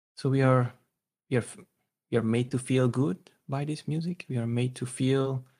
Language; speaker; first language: English; non-native, fluent; Dutch